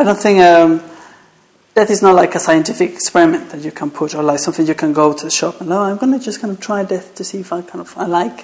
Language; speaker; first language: English; non-native, fluent; Spanish